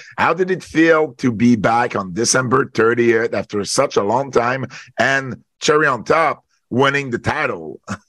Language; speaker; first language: English; non-native, fluent; French